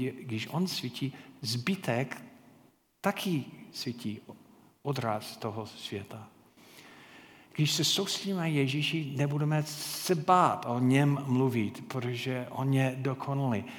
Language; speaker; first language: Czech; non-native, fluent; English